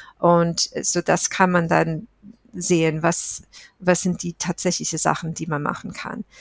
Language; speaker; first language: German; non-native, fluent; English